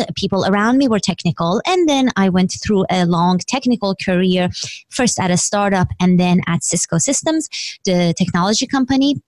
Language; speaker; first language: English; non-native, fluent; Persian